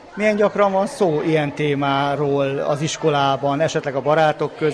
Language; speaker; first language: Hungarian; native; Hungarian